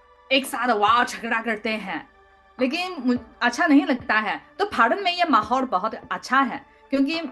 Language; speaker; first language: Hindi; non-native, learner; Chinese